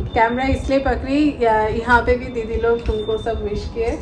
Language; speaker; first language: Hindi; non-native, local second language; Bangla